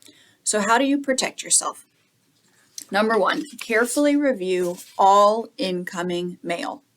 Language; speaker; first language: English; native; English